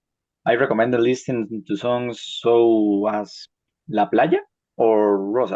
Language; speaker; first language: English; non-native, learner; Spanish